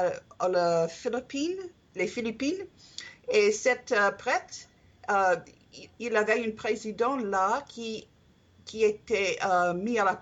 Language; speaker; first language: French; non-native, learner; English